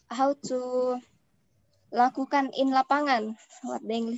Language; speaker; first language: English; non-native, learner; Indonesian